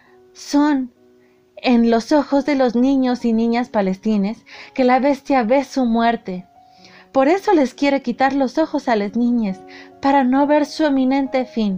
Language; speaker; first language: Spanish; native; Spanish